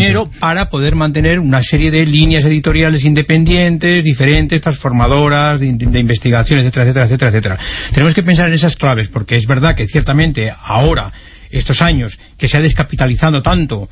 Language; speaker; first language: Spanish; native; Spanish